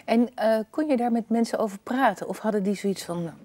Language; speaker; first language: Dutch; non-native, fluent; Arabic